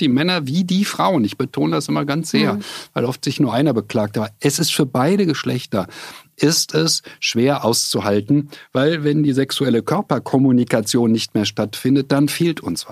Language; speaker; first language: German; native; German